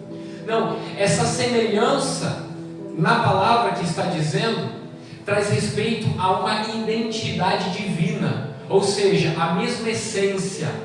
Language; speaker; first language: Portuguese; native; Portuguese